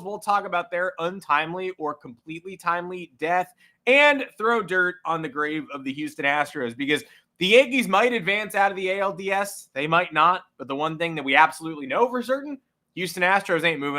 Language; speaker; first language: English; native; English